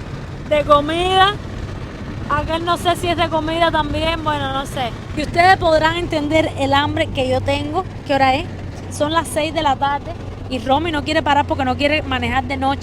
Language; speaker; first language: Spanish; native; Spanish